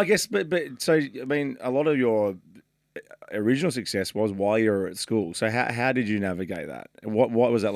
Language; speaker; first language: English; native; English